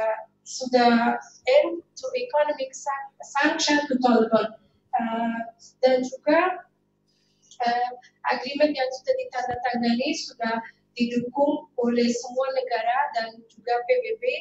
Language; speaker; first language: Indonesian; non-native, fluent; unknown